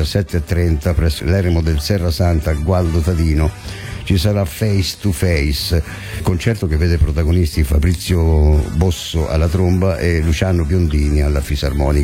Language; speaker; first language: Italian; native; Italian